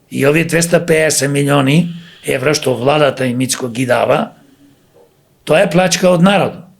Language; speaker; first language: Macedonian; native; Macedonian